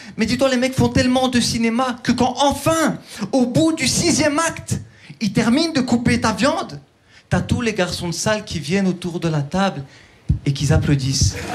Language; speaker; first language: French; early bilingual, other home language; Turkish